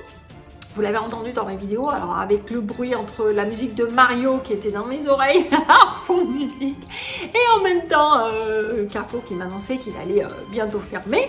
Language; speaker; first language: French; native; French